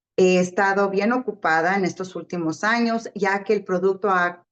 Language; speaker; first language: Spanish; early bilingual, heritage; Spanish